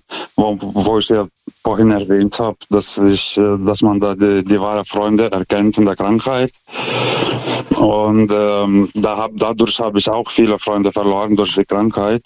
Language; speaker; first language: German; non-native, fluent; Lithuanian